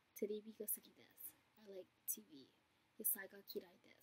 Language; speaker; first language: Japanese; non-native, learner; English